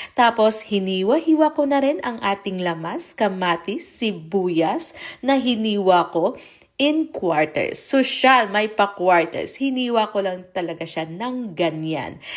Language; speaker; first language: Filipino; non-native, local second language; Hiligaynon